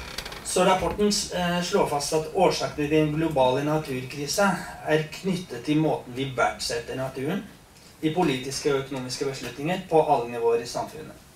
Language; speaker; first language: Norwegian; non-native, fluent; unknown